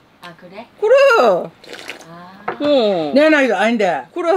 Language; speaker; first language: Korean; native; Korean